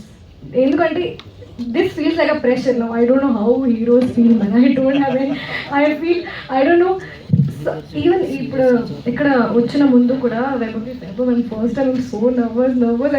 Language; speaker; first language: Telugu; non-native, local second language; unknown